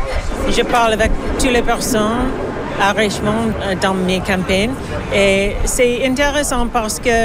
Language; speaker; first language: French; non-native, learner; English